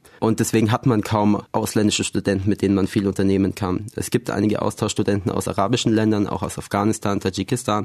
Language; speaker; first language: German; native; German